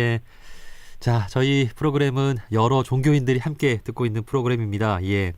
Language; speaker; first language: Korean; native; Korean